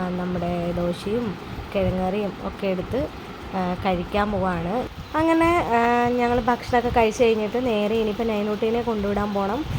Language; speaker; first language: Malayalam; native; Malayalam